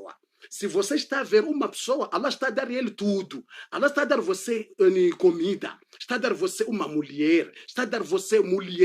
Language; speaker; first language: Portuguese; non-native, learner; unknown